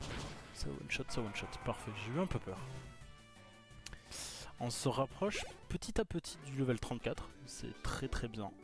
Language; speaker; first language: French; native; French